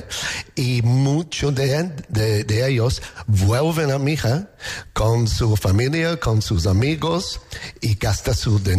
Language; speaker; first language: Spanish; non-native, learner; English